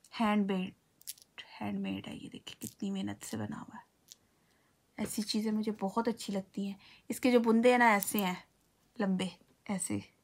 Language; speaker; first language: Urdu; native; Urdu